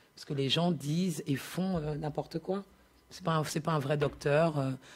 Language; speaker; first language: French; native; French